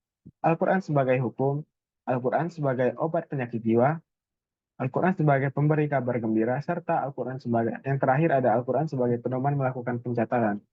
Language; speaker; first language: Indonesian; native; Indonesian